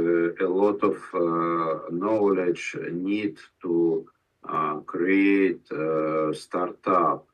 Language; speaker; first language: English; non-native, learner; Russian